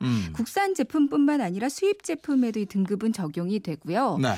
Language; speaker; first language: Korean; native; Korean